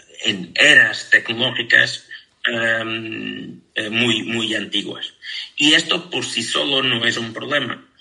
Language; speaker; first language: Spanish; non-native, fluent; Portuguese